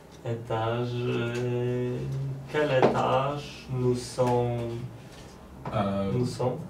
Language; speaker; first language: French; non-native, learner; Polish